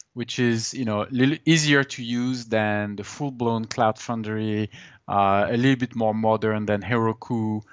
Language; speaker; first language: English; non-native, fluent; French